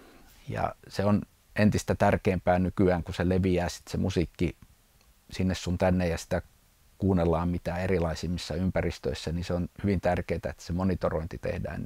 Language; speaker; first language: Finnish; native; Finnish